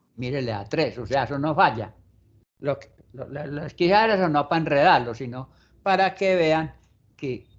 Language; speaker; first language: Spanish; native; Spanish